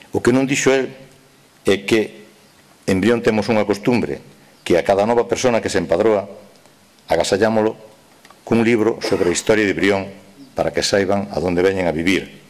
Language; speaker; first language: Galician; native; Galician